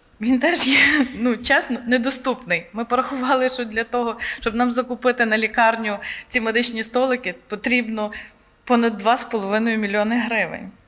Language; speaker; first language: Ukrainian; native; Ukrainian